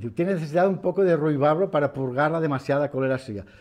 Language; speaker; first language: Spanish; non-native, local second language; Catalan